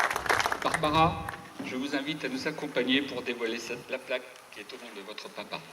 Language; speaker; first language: French; native; French